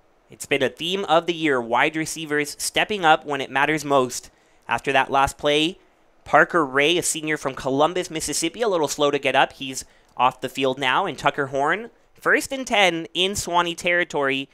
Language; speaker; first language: English; early bilingual, other home language; Spanish